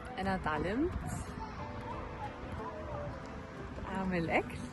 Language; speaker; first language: Arabic; non-native, learner; German